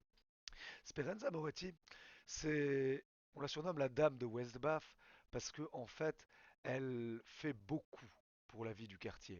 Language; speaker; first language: French; native; French